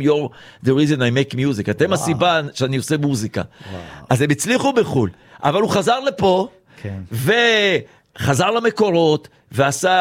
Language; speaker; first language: Hebrew; native; Hebrew